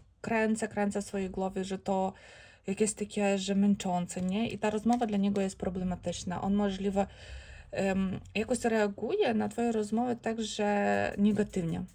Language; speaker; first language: Polish; non-native, learner; Ukrainian